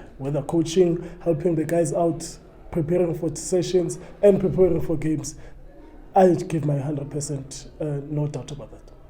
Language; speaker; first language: English; non-native, local second language; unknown